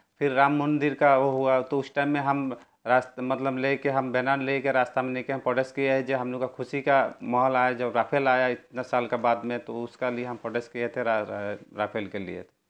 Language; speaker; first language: Hindi; non-native, local second language; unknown